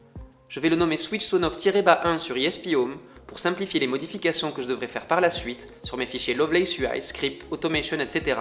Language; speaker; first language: French; native; French